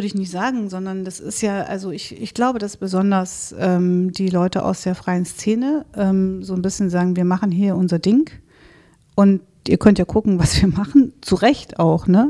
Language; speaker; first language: German; native; German